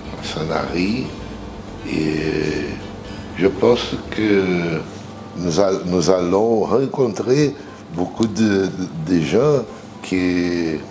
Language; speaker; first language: French; non-native, learner; Portuguese